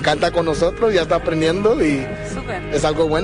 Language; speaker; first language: Spanish; early bilingual, heritage; English